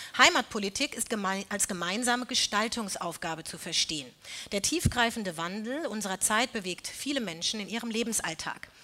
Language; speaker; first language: German; native; German